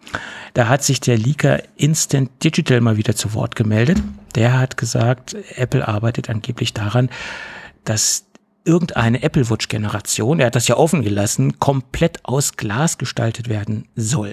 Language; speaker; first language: German; native; German